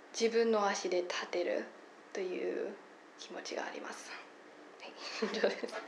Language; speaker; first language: Japanese; non-native, fluent; English